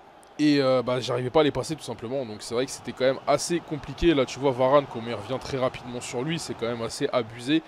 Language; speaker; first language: French; native; French